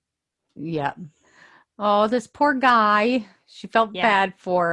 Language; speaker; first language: English; native; English